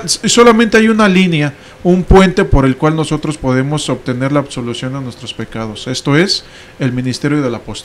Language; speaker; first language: Spanish; native; Spanish